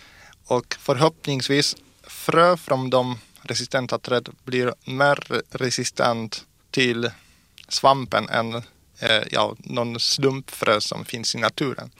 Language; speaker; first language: Swedish; non-native, fluent; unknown